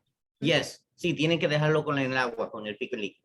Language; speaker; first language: Spanish; native; Spanish